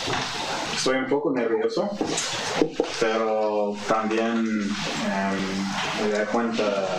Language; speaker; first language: Spanish; non-native, fluent; English